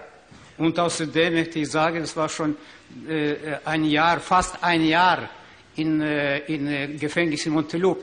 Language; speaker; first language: German; non-native, learner; Ukrainian